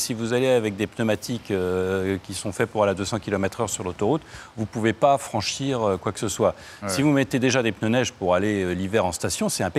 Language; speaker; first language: French; native; French